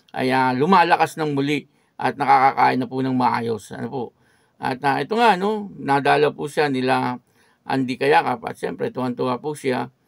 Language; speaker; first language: Filipino; native; Filipino